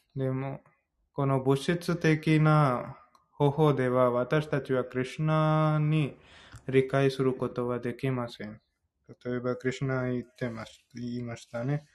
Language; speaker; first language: Japanese; non-native, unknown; Hindi